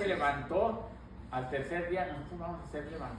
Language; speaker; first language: Spanish; native; Spanish